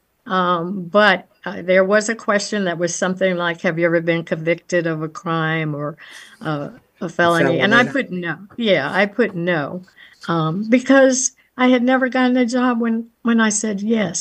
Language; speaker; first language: English; native; English